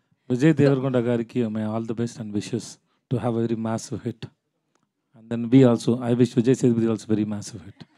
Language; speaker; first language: Telugu; non-native, learner; Tamil